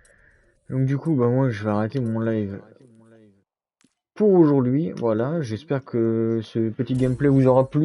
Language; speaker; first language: French; native; French